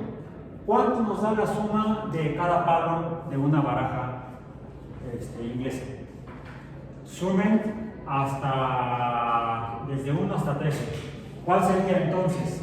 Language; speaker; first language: Spanish; native; Spanish